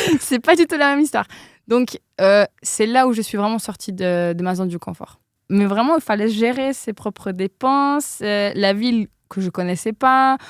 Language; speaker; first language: French; non-native, fluent; Polish